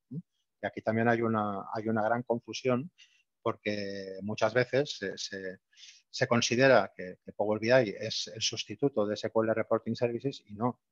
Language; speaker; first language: Spanish; native; Spanish